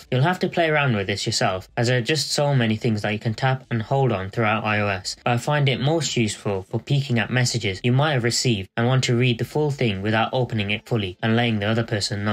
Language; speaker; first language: English; native; English